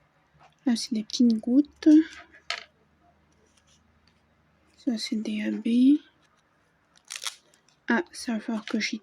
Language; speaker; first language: French; native; French